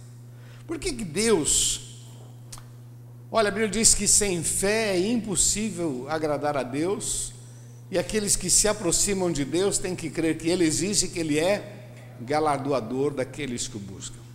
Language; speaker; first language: Portuguese; native; Portuguese